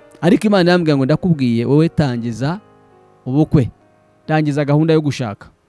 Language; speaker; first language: Kinyarwanda; early bilingual, heritage; Kinyarwanda